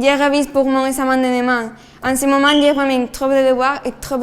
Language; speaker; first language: French; non-native, learner; Spanish